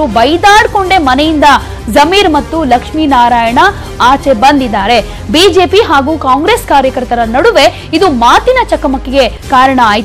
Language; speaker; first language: Kannada; native; Kannada